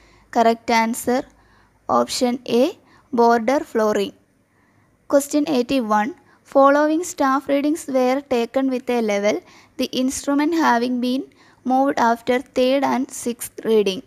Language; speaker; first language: English; non-native, local second language; Malayalam